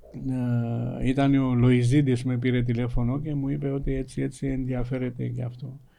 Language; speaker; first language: Greek; non-native, fluent; Georgian